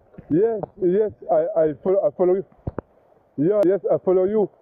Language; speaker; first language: English; non-native, learner; French